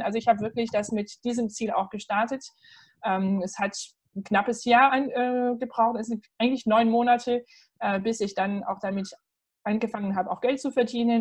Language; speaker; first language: German; non-native, fluent; French